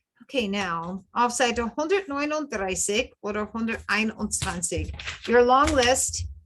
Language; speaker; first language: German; non-native, fluent; English